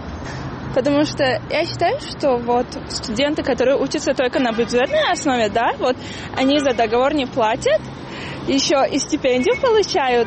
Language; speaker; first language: Russian; non-native, local second language; Tajik